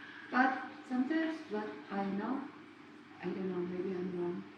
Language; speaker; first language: English; non-native, learner; Indonesian